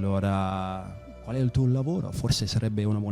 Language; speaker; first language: Italian; non-native, fluent; English